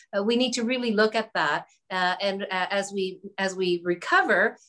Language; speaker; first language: English; native; English